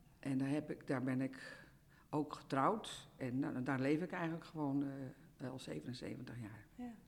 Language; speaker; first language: Dutch; native; Dutch